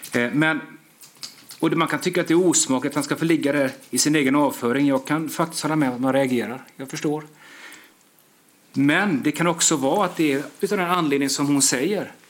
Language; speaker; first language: Swedish; native; Swedish